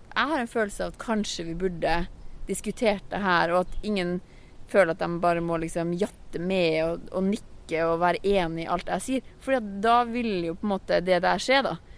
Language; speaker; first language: Norwegian; native; Norwegian